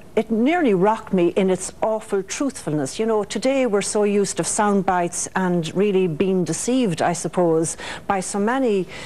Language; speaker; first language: English; native; English